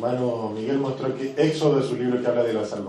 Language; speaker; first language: Spanish; native; Spanish